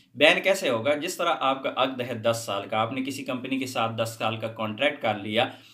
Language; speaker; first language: Hindi; native; Hindi